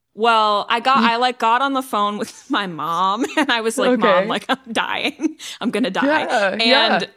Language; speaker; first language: English; native; English